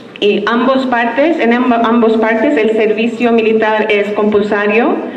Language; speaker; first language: Spanish; non-native, fluent; Turkish